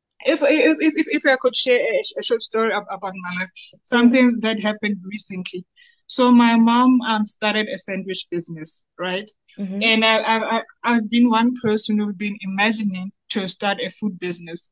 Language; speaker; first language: English; non-native, local second language; Southern Sotho